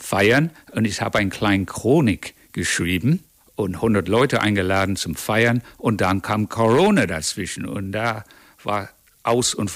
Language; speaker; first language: German; non-native, fluent; English